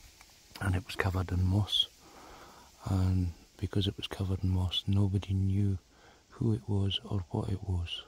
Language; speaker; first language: English; native; English